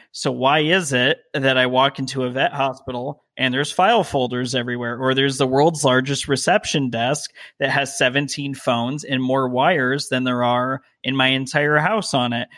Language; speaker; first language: English; native; English